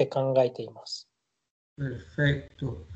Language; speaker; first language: Japanese; non-native, fluent; Spanish